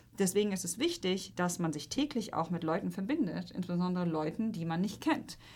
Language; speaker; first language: German; non-native, fluent; Polish